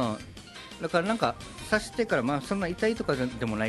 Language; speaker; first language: Japanese; native; Japanese